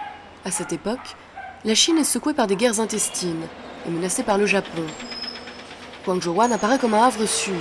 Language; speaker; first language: French; native; French